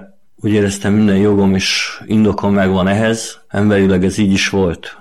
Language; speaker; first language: Hungarian; native; Hungarian